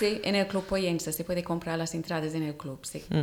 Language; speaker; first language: Spanish; non-native, learner; English